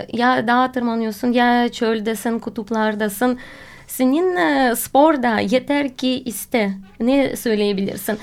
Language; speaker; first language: Turkish; non-native, fluent; Russian